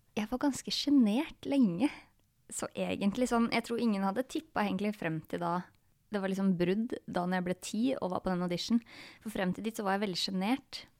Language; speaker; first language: Norwegian; native; Norwegian